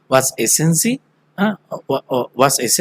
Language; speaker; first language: German; non-native, fluent; Marathi